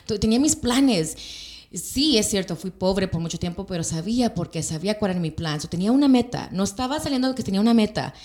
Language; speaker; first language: Spanish; early bilingual, heritage; Spanish